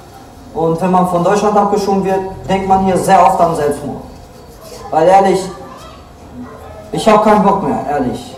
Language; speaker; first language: German; early bilingual, other home language; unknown